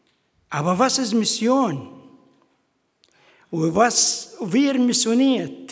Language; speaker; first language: German; non-native, fluent; Arabic